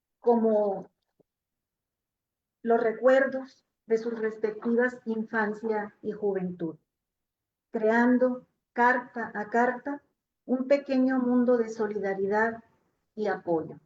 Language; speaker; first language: Spanish; native; Spanish